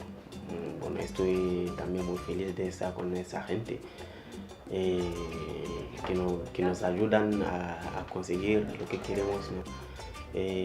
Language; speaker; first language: Spanish; non-native, learner; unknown